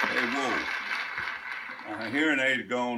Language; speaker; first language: English; native; English